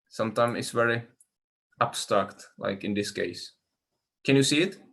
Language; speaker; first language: English; non-native, learner; Czech